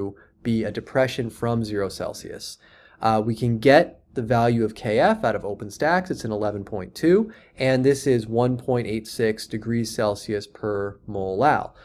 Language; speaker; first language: English; native; English